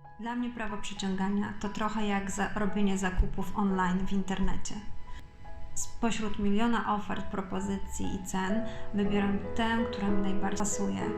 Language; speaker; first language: Polish; native; Polish